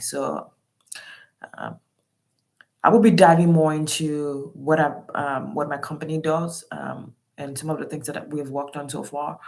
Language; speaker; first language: English; non-native, local second language; Yoruba